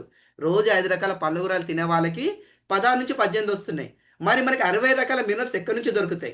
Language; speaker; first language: Telugu; native; Telugu